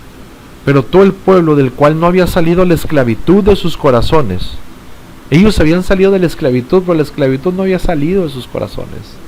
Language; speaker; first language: Spanish; native; Spanish